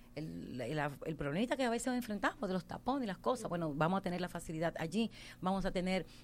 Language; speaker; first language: Spanish; native; Spanish